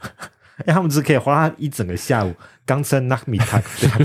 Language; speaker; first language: German; non-native, learner; Chinese